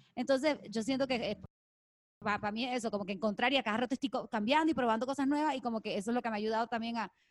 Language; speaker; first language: Spanish; native; Spanish